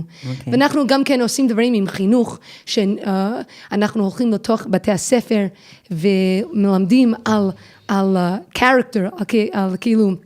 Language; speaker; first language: Hebrew; non-native, fluent; English